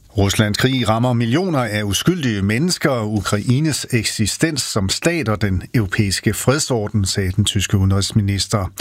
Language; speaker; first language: Danish; native; Danish